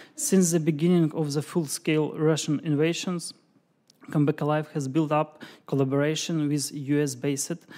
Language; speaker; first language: English; non-native, fluent; Ukrainian